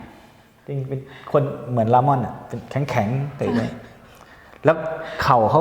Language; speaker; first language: Thai; native; Thai